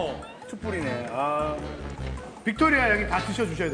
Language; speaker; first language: Korean; native; Korean